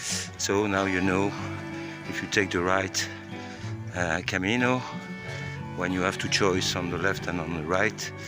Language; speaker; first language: English; non-native, learner; French